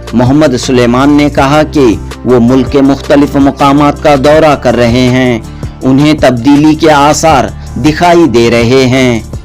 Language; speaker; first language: Hindi; non-native, local second language; Urdu